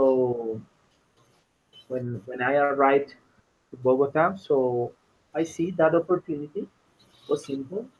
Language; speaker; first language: English; non-native, learner; Spanish